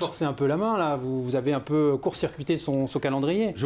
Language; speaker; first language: French; native; French